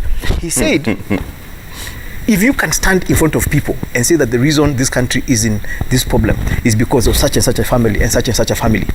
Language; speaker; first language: English; non-native, local second language; Kikuyu